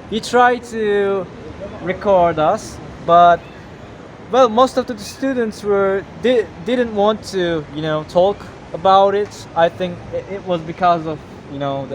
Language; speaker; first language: English; non-native, fluent; Turkish